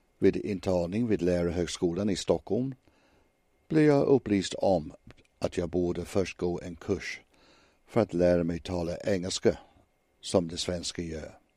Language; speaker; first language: Swedish; non-native, fluent; English